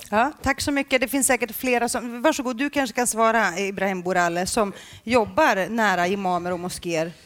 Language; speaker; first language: Swedish; native; Swedish